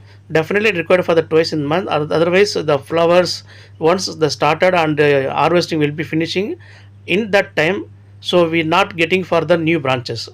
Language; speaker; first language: English; non-native, local second language; Tamil